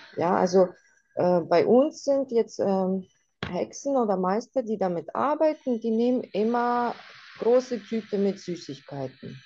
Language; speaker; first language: German; non-native, fluent; Russian